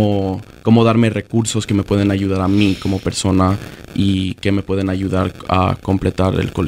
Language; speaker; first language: Spanish; early bilingual, other home language; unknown